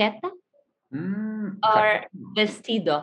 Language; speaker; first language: Spanish; non-native, learner; Russian